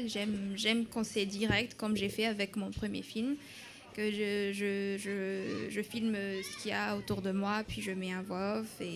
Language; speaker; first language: French; non-native, local second language; Malagasy